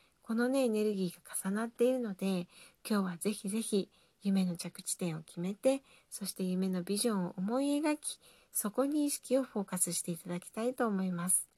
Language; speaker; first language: Japanese; native; Japanese